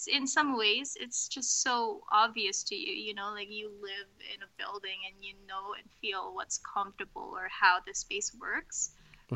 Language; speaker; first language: English; non-native, local second language; Filipino